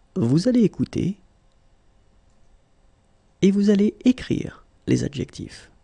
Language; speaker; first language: French; native; French